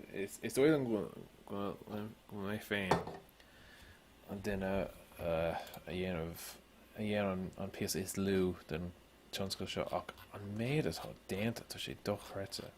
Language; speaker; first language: Irish; non-native, local second language; English